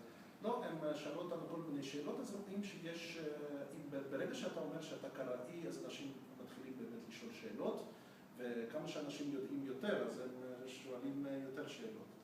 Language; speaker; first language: Hebrew; non-native, fluent; Russian